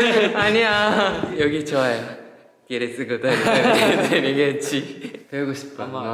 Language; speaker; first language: Korean; non-native, fluent; Japanese